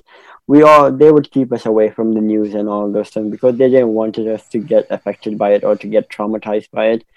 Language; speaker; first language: English; non-native, local second language; Pashto